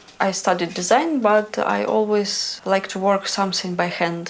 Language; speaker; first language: English; non-native, learner; Ukrainian